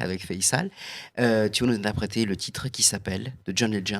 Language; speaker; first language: French; native; French